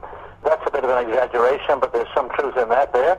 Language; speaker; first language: English; native; English